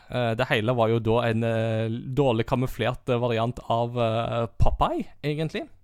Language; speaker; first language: Norwegian; early bilingual, heritage; Norwegian